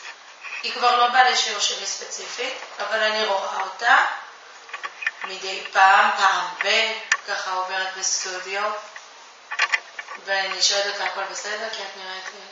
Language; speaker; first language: Hebrew; non-native, fluent; Japanese